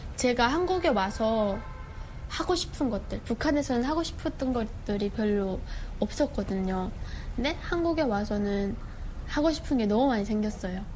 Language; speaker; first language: Korean; native; Korean